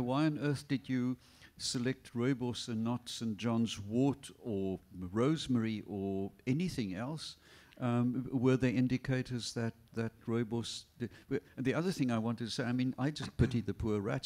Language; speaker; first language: English; non-native, local second language; Afrikaans